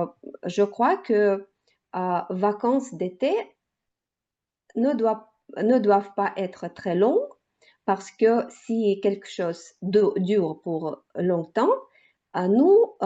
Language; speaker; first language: French; non-native, learner; Russian